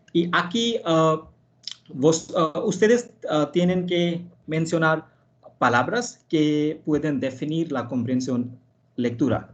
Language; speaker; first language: Spanish; non-native, fluent; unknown